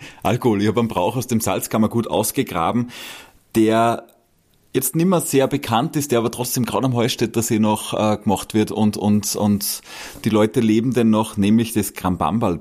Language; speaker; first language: German; native; German